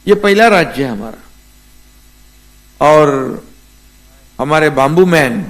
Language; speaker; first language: Hindi; non-native, local second language; Marathi